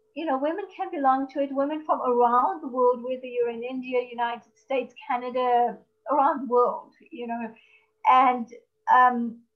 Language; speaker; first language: English; native; English